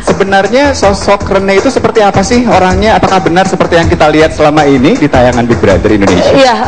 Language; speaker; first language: Indonesian; native; Indonesian